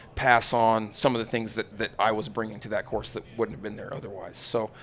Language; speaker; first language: English; native; English